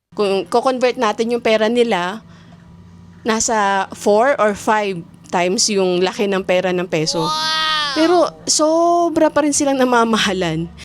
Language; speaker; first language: Filipino; native; Filipino